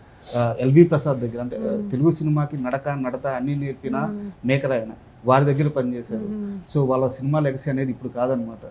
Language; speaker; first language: Telugu; native; Telugu